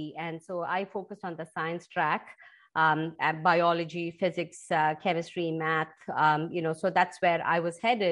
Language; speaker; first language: English; non-native, local second language; Tamil